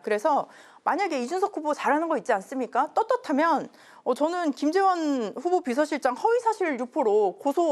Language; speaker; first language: Korean; native; Korean